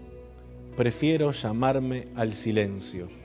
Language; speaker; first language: Spanish; native; Spanish